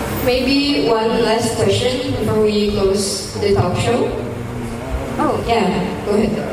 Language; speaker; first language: English; non-native, fluent; Indonesian